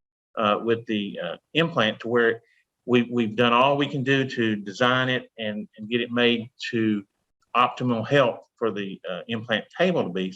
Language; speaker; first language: English; native; English